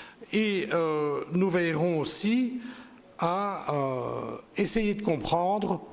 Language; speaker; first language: French; native; French